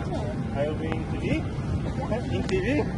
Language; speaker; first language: English; non-native, learner; Polish